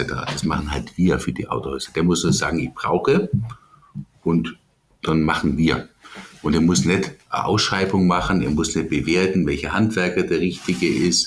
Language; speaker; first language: German; native; German